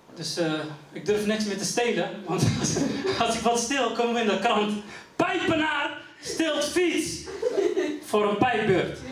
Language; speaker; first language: Dutch; early bilingual, other home language; Riffian